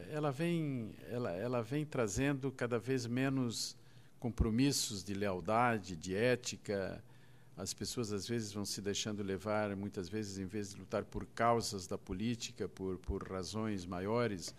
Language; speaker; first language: Portuguese; native; Portuguese